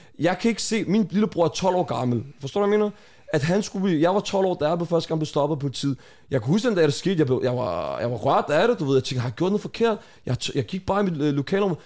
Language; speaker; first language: Danish; early bilingual, other home language; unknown